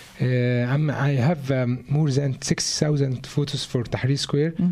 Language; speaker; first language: English; non-native, learner; Arabic